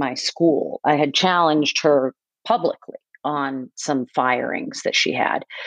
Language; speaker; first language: English; native; English